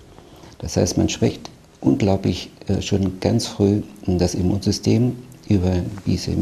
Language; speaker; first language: German; native; German